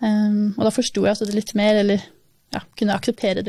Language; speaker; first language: Norwegian; native; Norwegian